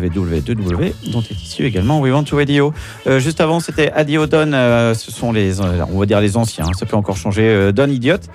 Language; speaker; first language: French; native; French